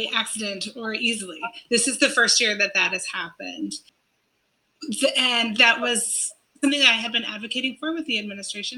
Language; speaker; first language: English; native; English